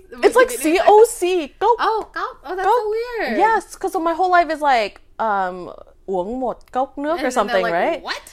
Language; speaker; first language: English; early bilingual, other home language; Vietnamese